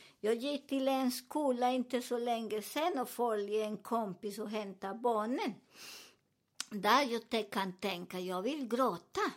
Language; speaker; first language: Swedish; non-native, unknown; Spanish